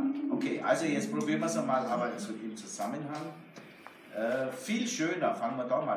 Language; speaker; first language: German; native; German